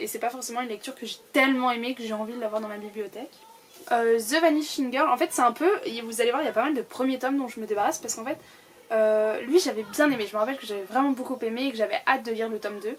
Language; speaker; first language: French; native; French